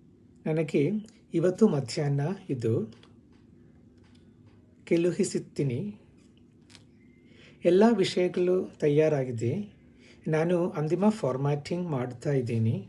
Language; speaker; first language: Kannada; non-native, learner; Malayalam